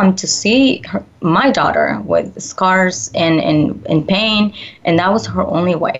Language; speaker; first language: English; early bilingual, other home language; Spanish